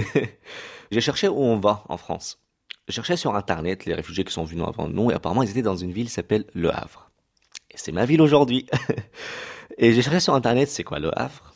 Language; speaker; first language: French; non-native, fluent; Arabic